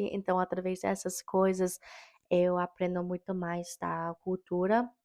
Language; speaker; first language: Portuguese; non-native, fluent; English